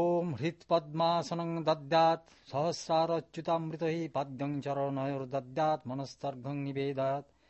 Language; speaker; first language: Japanese; non-native, learner; Bangla